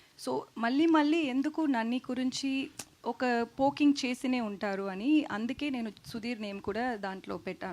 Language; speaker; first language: Telugu; non-native, learner; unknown